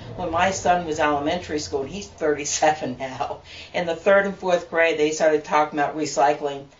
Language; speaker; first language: English; native; English